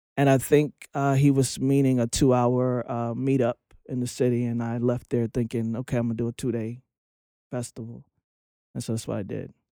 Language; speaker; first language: English; native; English